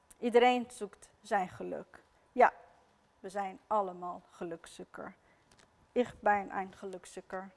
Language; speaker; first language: Dutch; non-native, fluent; Persian